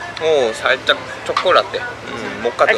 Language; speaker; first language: Korean; non-native, learner; Japanese